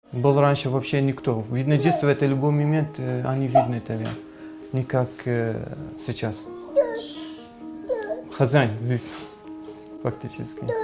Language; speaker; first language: Russian; non-native, learner; Arabic